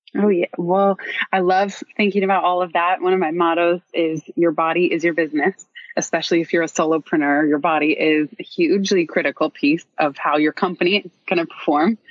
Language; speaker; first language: English; native; English